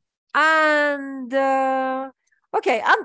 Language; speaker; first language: English; non-native, fluent; Ukrainian